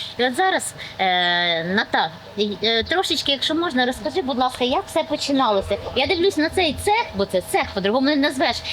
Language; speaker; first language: Ukrainian; native; Ukrainian